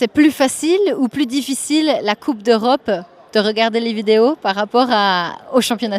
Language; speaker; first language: French; native; French